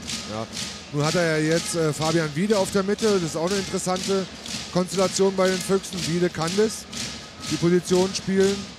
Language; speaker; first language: German; native; German